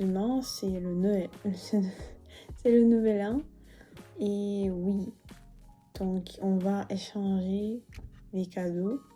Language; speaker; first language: French; non-native, fluent; Russian